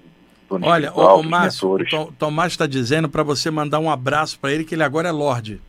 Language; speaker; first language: Portuguese; native; Portuguese